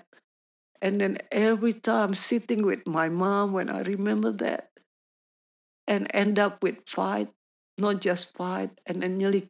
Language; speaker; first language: English; non-native, learner; Indonesian